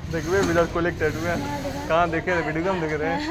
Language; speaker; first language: Hindi; native; Hindi